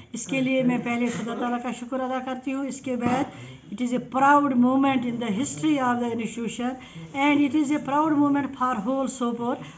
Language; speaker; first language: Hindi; non-native, local second language; Kashmiri